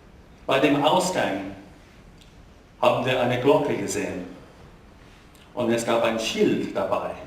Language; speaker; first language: German; non-native, fluent; English